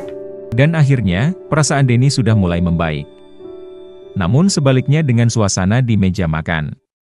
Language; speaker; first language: Indonesian; native; Indonesian